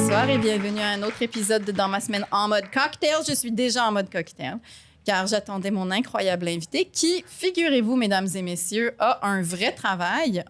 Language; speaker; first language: French; native; French